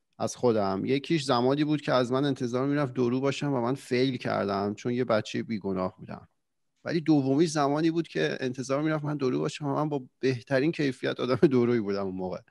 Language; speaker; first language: Persian; native; Persian